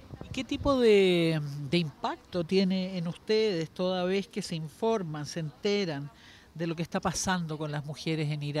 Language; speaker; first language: Spanish; native; Spanish